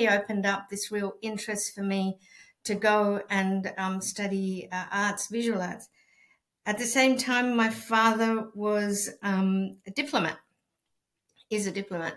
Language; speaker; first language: English; non-native, fluent; Spanish